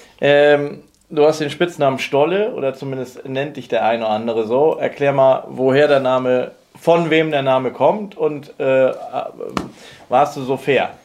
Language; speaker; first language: German; native; German